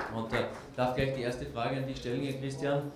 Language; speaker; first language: German; native; German